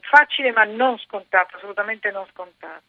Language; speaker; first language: Italian; native; Italian